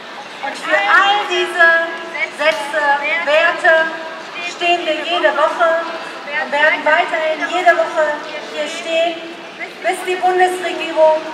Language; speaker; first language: German; non-native, fluent; Persian